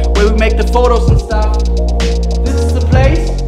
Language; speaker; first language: English; non-native, learner; German